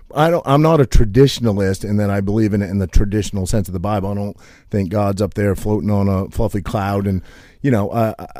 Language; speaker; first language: English; native; English